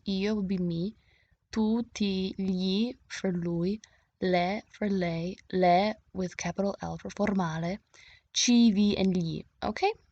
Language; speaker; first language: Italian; non-native, fluent; English